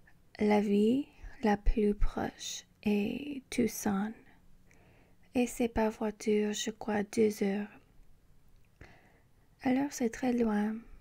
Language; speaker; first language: French; non-native, learner; English